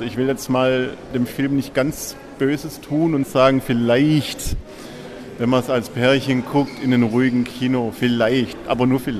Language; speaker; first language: German; native; German